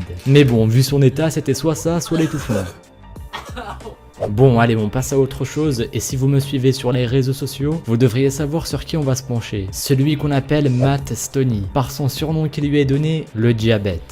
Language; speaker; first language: French; native; French